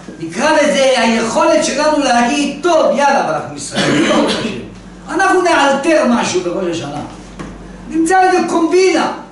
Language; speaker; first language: Hebrew; native; Hebrew